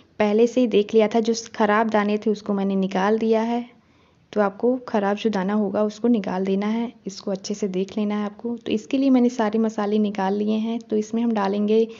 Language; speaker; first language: Hindi; native; Hindi